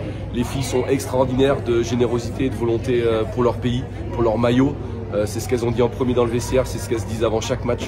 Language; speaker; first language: French; native; French